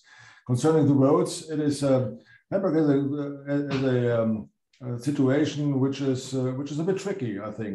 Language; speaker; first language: English; non-native, fluent; German